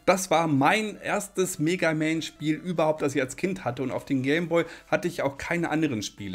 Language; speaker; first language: German; native; German